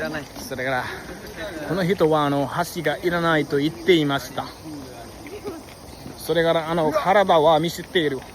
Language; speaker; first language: Japanese; non-native, learner; Nepali